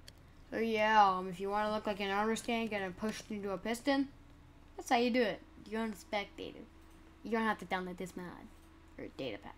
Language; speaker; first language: English; native; English